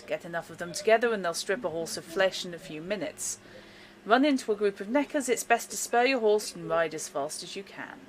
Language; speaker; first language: English; native; English